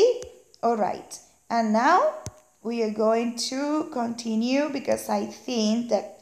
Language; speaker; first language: English; non-native, fluent; Spanish